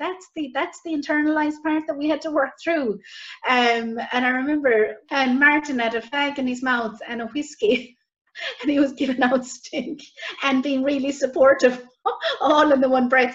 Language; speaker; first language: English; native; English